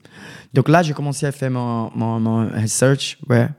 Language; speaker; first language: French; non-native, fluent; Portuguese